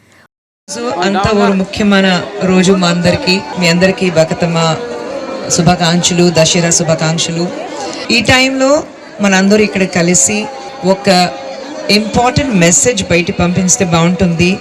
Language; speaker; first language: Telugu; non-native, fluent; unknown